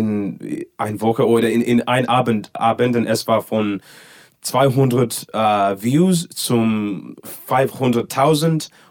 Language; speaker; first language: German; non-native, learner; English